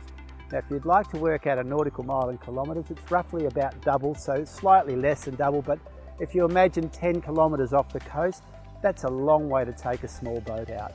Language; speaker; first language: English; native; English